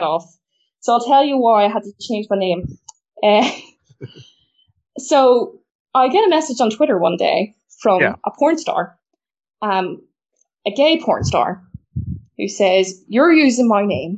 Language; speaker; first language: English; native; English